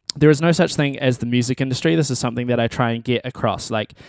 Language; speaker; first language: English; native; English